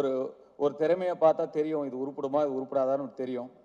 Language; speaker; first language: Tamil; native; Tamil